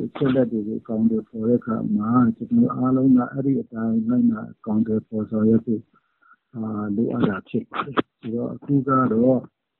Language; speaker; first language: Burmese; non-native, local second language; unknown